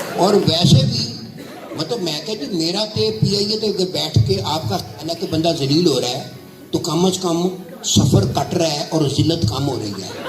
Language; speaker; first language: Urdu; non-native, local second language; Punjabi